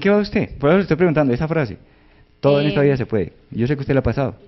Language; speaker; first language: Spanish; native; Spanish